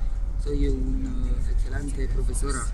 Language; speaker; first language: Spanish; non-native, learner; French